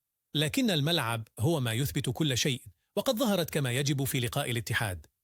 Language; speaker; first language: Arabic; native; Arabic